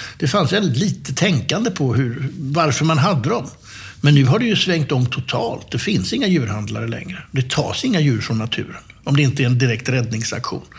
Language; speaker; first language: Swedish; native; Swedish